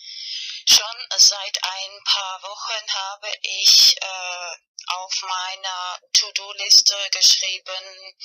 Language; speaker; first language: German; non-native, fluent; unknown